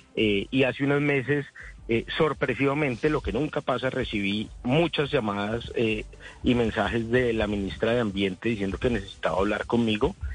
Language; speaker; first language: Spanish; native; Spanish